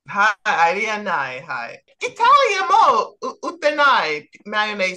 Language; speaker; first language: Japanese; non-native, learner; English